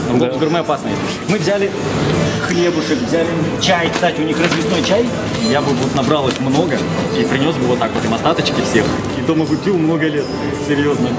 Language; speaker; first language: Russian; native; Russian